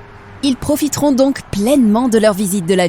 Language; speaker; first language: French; native; French